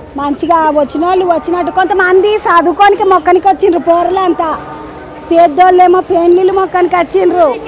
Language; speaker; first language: Telugu; native; Telugu